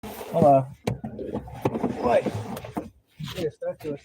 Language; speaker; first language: Spanish; non-native, learner; English